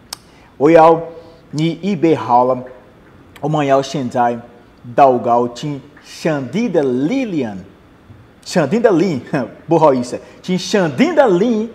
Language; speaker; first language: Chinese; non-native, learner; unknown